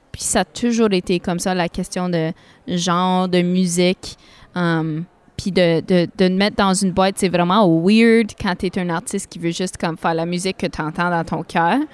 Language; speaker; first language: French; native; French